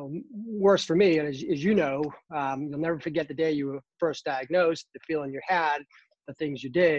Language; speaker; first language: English; native; English